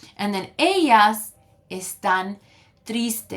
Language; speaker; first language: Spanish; early bilingual, other home language; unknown